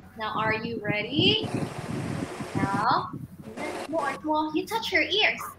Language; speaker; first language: English; non-native, fluent; Chinese